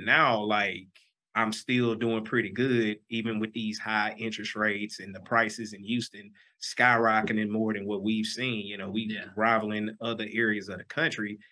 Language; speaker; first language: English; native; English